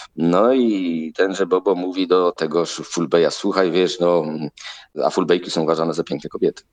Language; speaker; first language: Polish; native; Polish